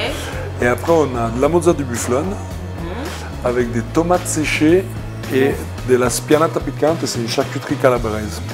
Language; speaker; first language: French; non-native, fluent; Italian